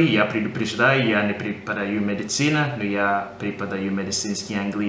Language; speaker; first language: Russian; non-native, fluent; English